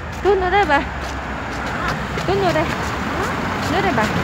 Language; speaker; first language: Korean; non-native, learner; Filipino